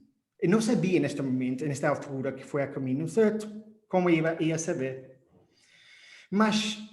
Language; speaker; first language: Portuguese; non-native, fluent; English